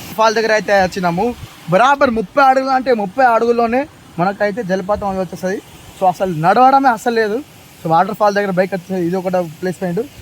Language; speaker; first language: Telugu; native; Telugu